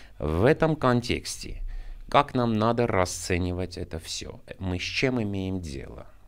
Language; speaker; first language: Russian; non-native, local second language; Armenian